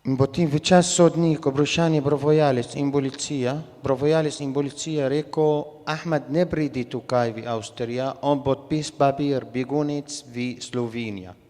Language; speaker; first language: Slovenian; non-native, learner; Arabic